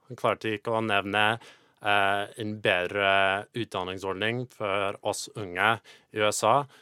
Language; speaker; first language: Norwegian; non-native, fluent; English